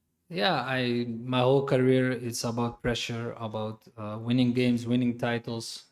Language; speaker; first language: English; non-native, fluent; Dutch